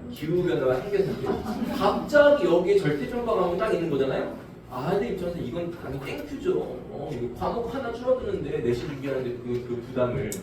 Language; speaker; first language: Korean; native; Korean